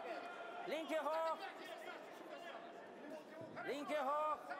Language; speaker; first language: German; native; German